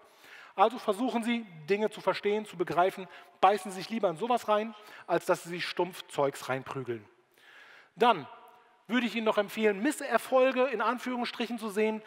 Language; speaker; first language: German; native; German